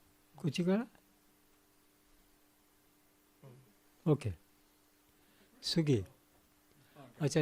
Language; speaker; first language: Japanese; non-native, fluent; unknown